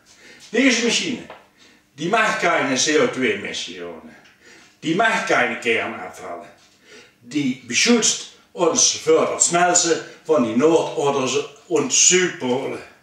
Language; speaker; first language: Dutch; non-native, learner; German